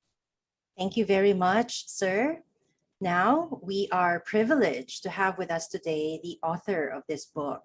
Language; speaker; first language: English; non-native, local second language; Filipino